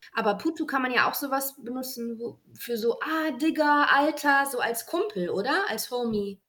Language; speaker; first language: German; native; German